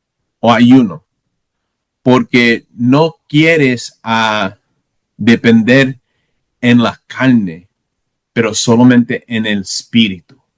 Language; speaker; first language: Spanish; non-native, learner; English